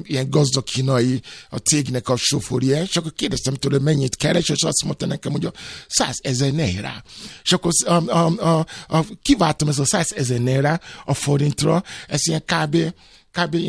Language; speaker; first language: Hungarian; non-native, learner; Yoruba